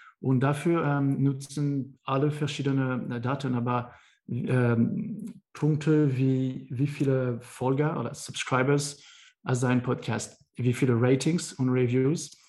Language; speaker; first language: German; non-native, learner; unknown